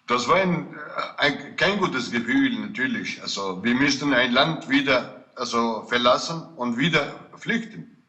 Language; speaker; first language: German; non-native, fluent; Kurdish